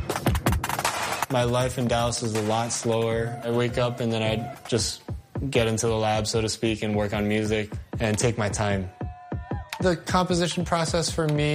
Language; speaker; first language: English; non-native, local second language; Cantonese